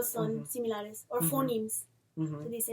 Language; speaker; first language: Spanish; non-native, fluent; English